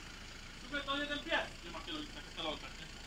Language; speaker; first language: Polish; native; Polish